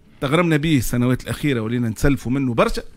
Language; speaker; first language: Arabic; native; Arabic